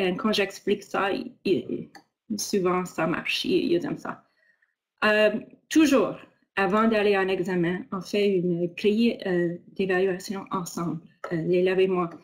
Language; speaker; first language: French; non-native, fluent; English